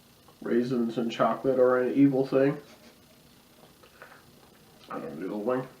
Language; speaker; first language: English; native; English